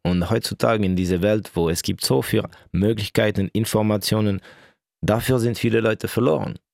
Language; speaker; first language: German; non-native, local second language; French